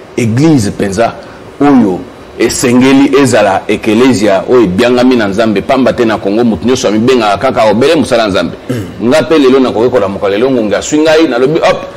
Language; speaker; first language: Lingala; native; Lingala